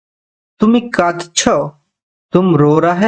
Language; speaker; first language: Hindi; non-native, learner; Bangla